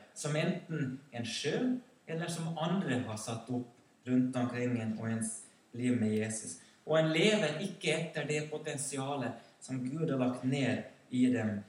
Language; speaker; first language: Swedish; native; Swedish